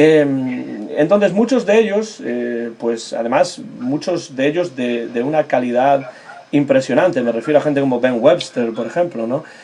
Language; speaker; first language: Spanish; native; Spanish